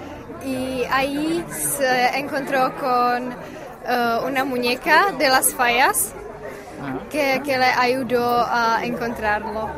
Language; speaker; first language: Spanish; non-native, learner; Czech